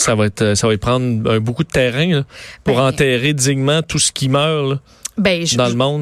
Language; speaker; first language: French; native; French